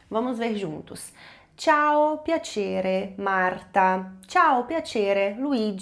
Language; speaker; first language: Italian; non-native, fluent; Portuguese